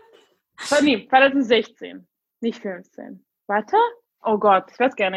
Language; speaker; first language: German; non-native, fluent; Hungarian